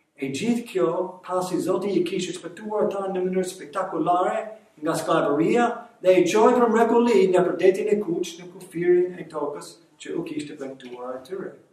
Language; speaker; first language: Albanian; non-native, fluent; English